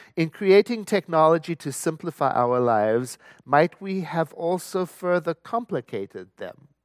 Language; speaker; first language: English; native; English